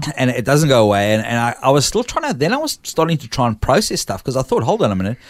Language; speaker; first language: English; native; English